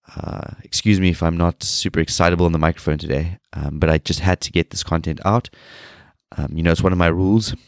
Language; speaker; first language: English; native; English